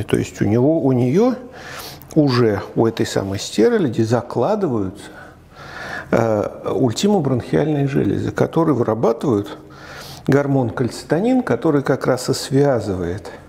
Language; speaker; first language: Russian; native; Russian